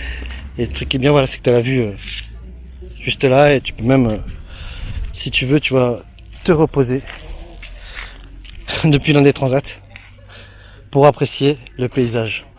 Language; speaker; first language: French; native; French